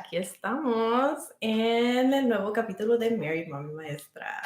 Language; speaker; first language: Spanish; early bilingual, heritage; Spanish